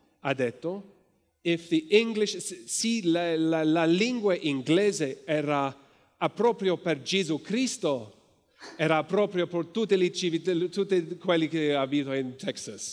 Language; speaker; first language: Italian; non-native, learner; English